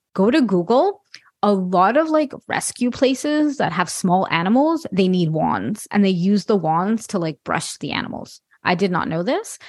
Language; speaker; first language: English; non-native, fluent; French